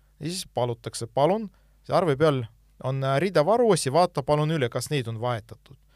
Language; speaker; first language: Estonian; non-native, local second language; Russian